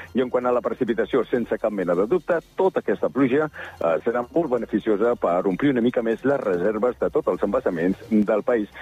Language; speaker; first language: Catalan; native; Catalan